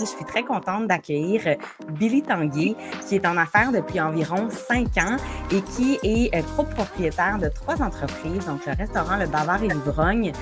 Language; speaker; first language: French; native; French